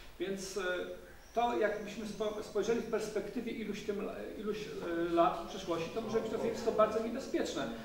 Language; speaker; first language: Polish; native; Polish